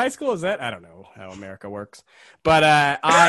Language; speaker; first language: English; native; English